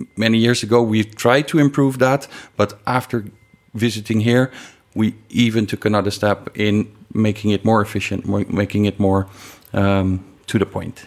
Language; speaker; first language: English; non-native, fluent; Dutch